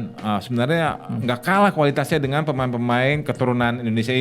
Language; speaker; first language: Indonesian; native; Indonesian